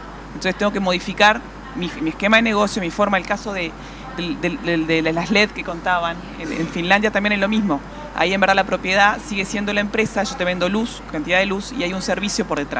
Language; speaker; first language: Spanish; native; Spanish